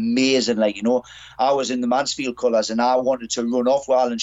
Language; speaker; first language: English; native; English